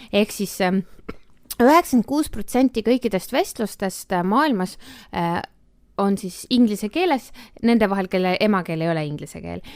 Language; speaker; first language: Estonian; native; Estonian